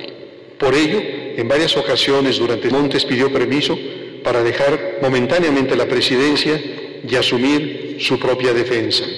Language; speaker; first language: Spanish; native; Spanish